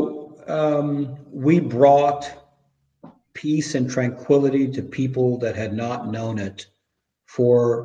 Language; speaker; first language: English; native; English